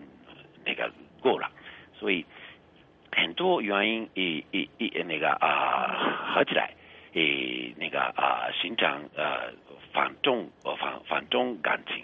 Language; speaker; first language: Chinese; non-native, fluent; Japanese